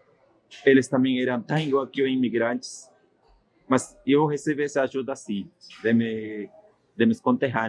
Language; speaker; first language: Portuguese; non-native, fluent; Spanish